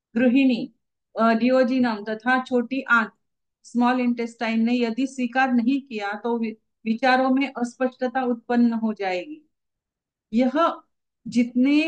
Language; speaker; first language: Hindi; non-native, local second language; Marathi